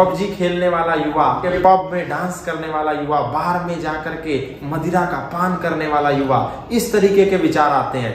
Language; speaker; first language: Hindi; native; Hindi